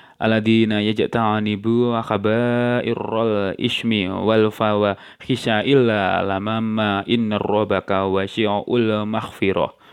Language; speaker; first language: Indonesian; non-native, local second language; Javanese